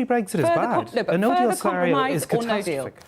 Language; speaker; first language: English; native; English